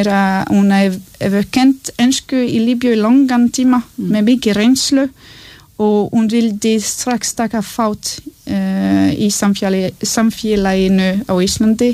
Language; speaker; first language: Icelandic; non-native, learner; French